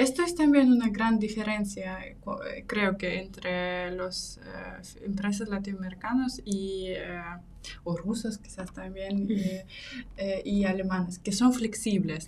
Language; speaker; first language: Spanish; non-native, fluent; Russian